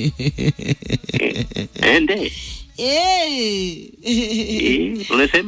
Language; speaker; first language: Swahili; non-native, local second language; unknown